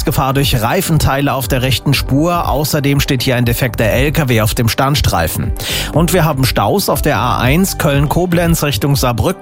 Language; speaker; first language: German; native; German